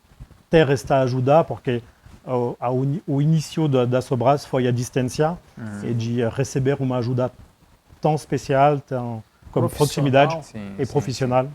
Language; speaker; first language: Portuguese; non-native, fluent; French